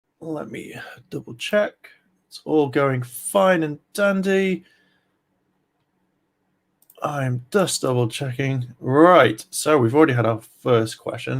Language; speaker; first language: English; native; English